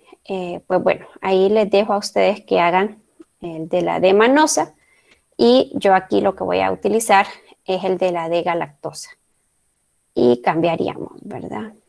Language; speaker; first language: Spanish; native; Spanish